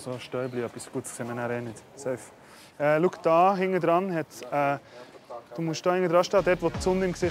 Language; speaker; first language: German; native; German